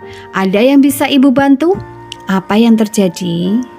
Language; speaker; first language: Indonesian; native; Indonesian